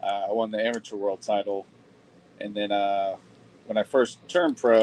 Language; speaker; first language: English; native; English